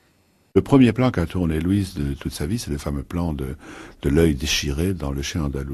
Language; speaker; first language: French; native; French